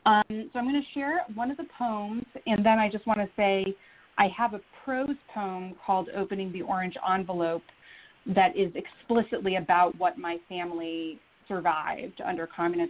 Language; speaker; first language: English; native; English